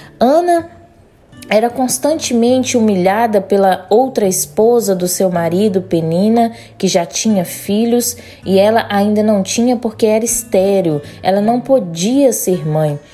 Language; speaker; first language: Portuguese; native; Portuguese